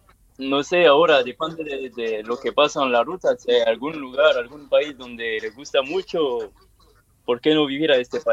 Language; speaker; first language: Spanish; non-native, learner; French